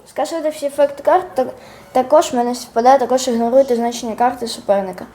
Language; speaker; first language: Ukrainian; non-native, local second language; Russian